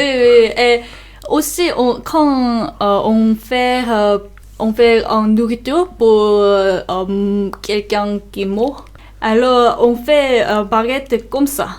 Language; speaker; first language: French; non-native, learner; Korean